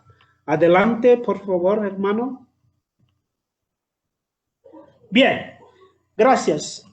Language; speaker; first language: Spanish; non-native, fluent; Southern Sotho